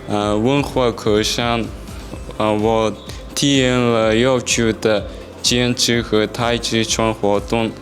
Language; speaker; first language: Chinese; non-native, fluent; Mongolian